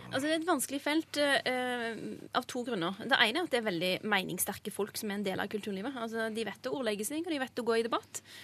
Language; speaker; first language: Norwegian; early bilingual, other home language; Urdu